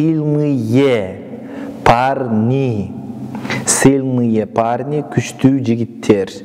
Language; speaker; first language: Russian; non-native, local second language; Kyrgyz